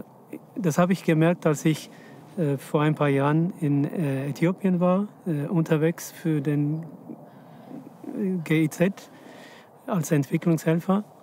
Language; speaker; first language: German; non-native, fluent; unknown